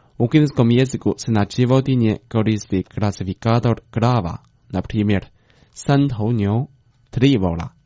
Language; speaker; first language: Croatian; non-native, fluent; Chinese